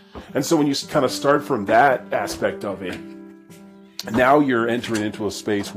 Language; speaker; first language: English; native; English